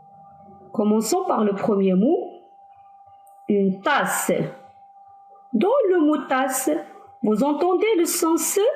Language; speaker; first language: French; non-native, local second language; Arabic